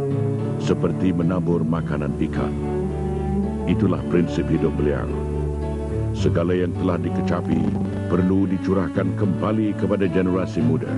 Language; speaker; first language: Malay; native; Malay